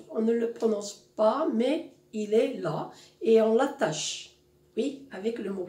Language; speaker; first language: French; non-native, local second language; Arabic